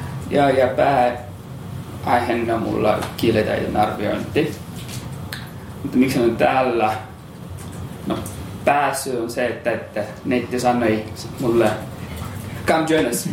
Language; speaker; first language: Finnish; non-native, fluent; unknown